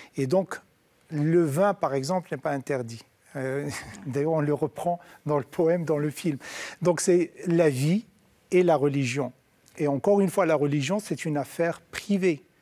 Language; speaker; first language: French; non-native, local second language; Arabic